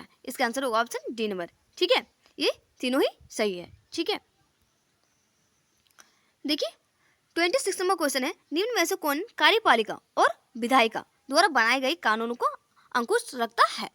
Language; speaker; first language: Hindi; native; Hindi